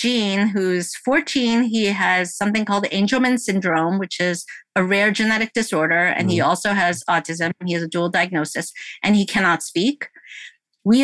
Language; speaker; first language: English; early bilingual, other home language; Korean